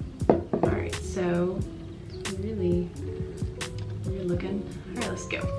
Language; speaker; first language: English; native; English